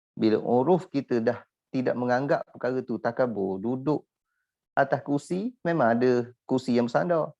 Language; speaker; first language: Malay; native; Malay